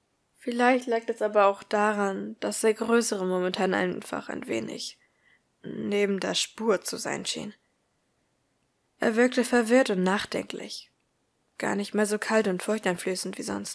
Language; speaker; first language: German; native; German